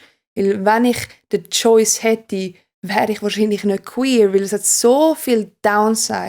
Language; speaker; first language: German; native; German